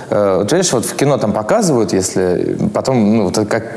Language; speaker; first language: Russian; native; Russian